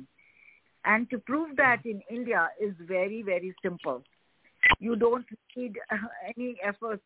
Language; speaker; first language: English; non-native, local second language; Hindi